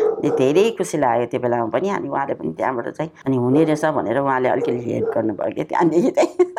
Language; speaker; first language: Nepali; non-native, local second language; Newari